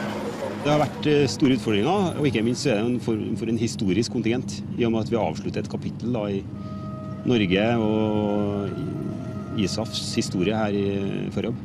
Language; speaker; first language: Norwegian; native; Norwegian